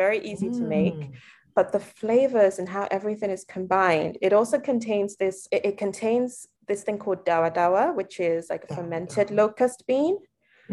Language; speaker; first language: English; non-native, local second language; Yoruba